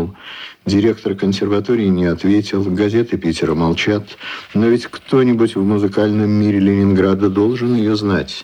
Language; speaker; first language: Russian; native; Russian